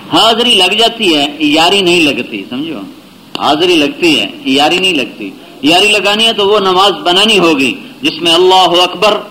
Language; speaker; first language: Urdu; non-native, local second language; Punjabi